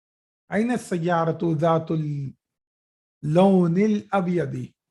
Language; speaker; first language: Arabic; non-native, fluent; Urdu